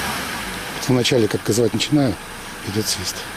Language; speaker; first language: Russian; native; Russian